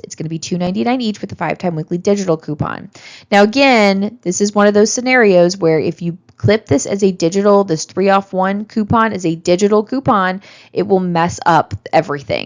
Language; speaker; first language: English; native; English